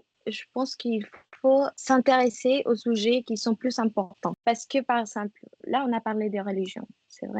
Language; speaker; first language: French; non-native, fluent; Spanish